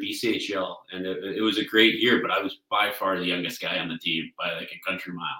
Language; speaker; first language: English; native; English